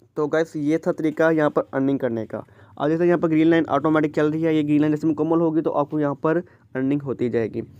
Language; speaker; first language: Urdu; native; Urdu